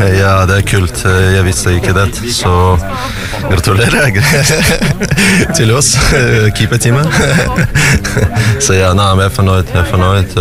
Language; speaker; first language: Norwegian; non-native, learner; Russian